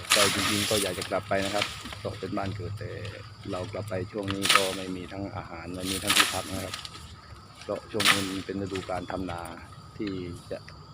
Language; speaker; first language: Thai; non-native, local second language; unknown